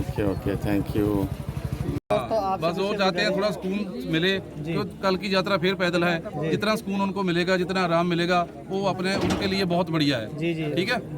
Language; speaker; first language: Hindi; non-native, local second language; Malayalam